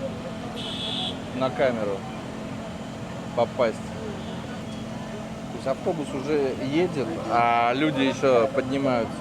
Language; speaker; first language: Russian; native; Russian